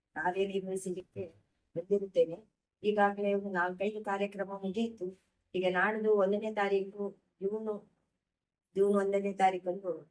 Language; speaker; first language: Kannada; non-native, local second language; Konkani